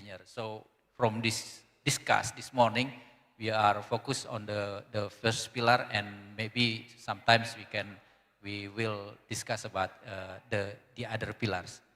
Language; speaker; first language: English; non-native, learner; Indonesian